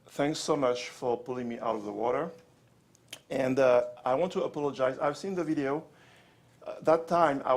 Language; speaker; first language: English; non-native, fluent; French